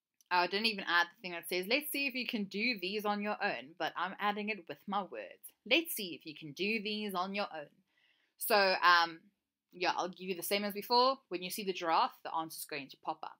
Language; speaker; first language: English; native; English